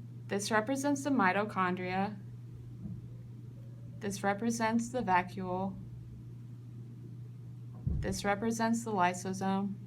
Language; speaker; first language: English; native; English